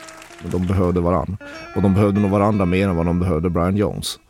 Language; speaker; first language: Swedish; native; Swedish